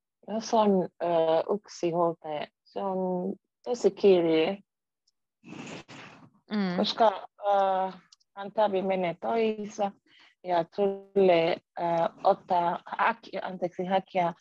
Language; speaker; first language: Finnish; non-native, learner; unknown